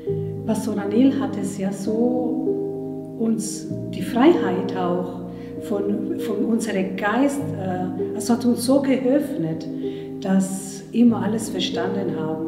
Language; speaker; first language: German; non-native, fluent; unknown